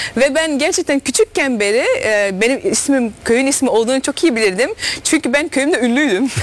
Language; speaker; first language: Turkish; early bilingual, heritage; Dutch